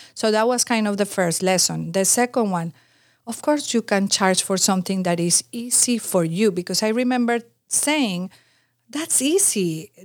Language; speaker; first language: English; non-native, fluent; Spanish